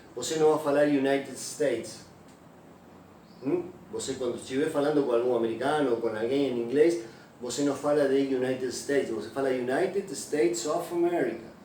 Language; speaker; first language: Portuguese; non-native, fluent; Spanish